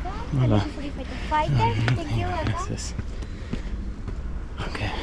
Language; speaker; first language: Spanish; non-native, fluent; Russian